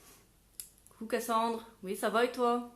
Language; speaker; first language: French; native; French